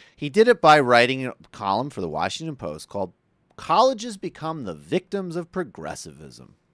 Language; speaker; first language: English; native; English